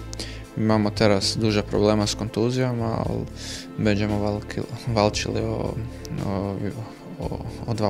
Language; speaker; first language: Polish; non-native, learner; Croatian